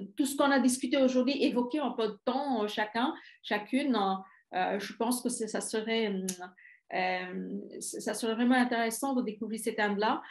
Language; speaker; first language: French; non-native, fluent; Bangla